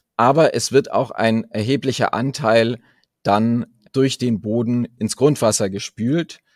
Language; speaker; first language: German; native; German